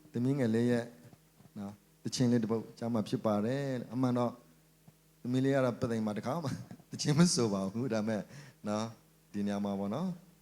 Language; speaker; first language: Burmese; non-native, local second language; S'gaw Karen